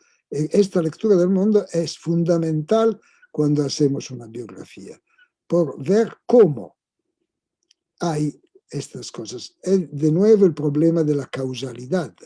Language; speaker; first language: Spanish; non-native, fluent; Italian